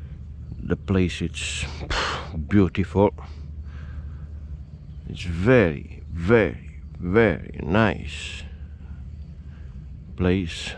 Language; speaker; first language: English; non-native, learner; Romanian